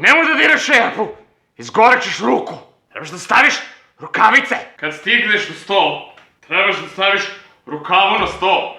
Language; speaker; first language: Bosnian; non-native, learner; English